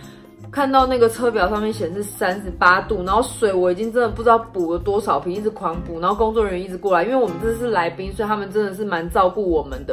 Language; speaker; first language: Chinese; native; Chinese